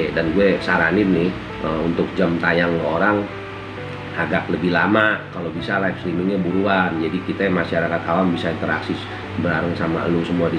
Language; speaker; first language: Indonesian; native; Indonesian